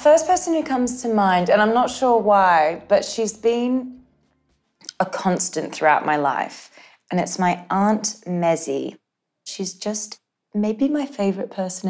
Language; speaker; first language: English; native; English